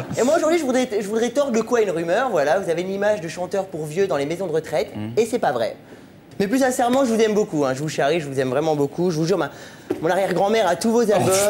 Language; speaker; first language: French; native; French